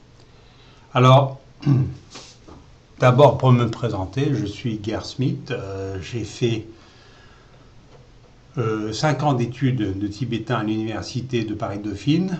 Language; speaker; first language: French; native; French